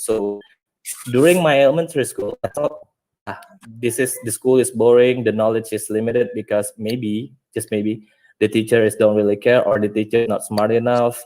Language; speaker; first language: English; non-native, fluent; Indonesian